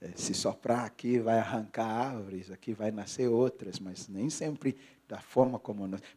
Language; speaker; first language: Portuguese; non-native, fluent; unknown